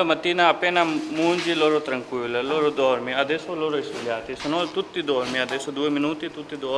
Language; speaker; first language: Italian; non-native, learner; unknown